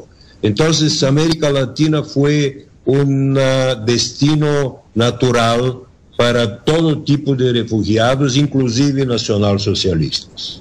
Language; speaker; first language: Spanish; non-native, learner; Bulgarian